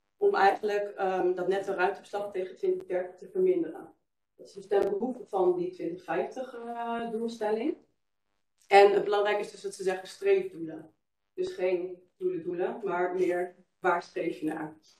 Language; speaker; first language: Dutch; native; Dutch